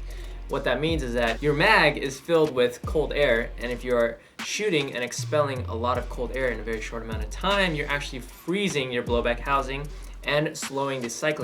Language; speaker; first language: English; native; English